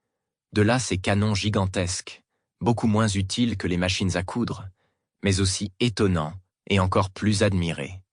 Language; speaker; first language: French; native; French